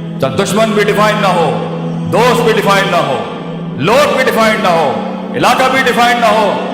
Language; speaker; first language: Urdu; non-native, local second language; Punjabi